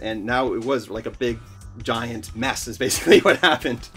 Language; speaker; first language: English; native; English